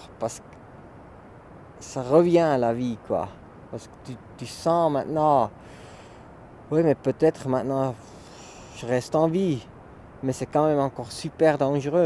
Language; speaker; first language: French; non-native, local second language; German